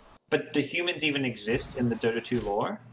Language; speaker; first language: English; native; English